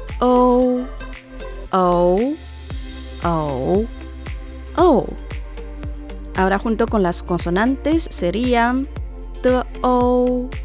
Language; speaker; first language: Spanish; non-native, fluent; Chinese